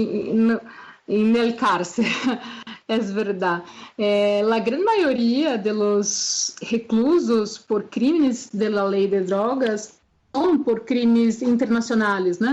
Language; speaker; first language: Spanish; non-native, fluent; Portuguese